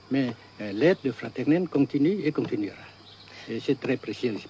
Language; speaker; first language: French; non-native, local second language; Vietnamese